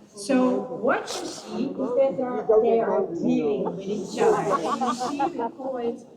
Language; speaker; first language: English; non-native, fluent; Dutch